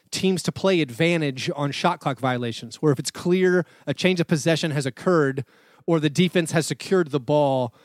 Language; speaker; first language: English; native; English